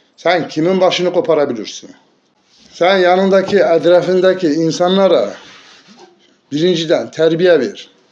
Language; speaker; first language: Turkish; native; Turkish